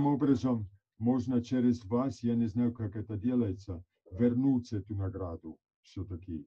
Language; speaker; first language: Russian; non-native, fluent; Italian